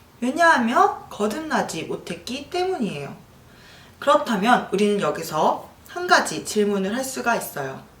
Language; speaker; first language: Korean; native; Korean